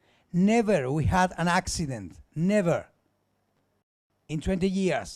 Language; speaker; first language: English; non-native, learner; Spanish